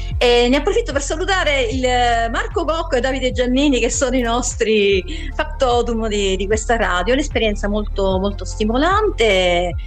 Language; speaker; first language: Italian; native; Italian